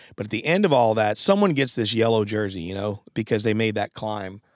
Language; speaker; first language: English; native; English